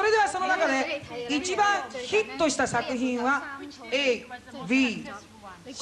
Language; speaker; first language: Japanese; native; Japanese